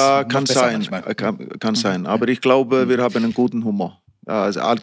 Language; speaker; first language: German; non-native, fluent; Icelandic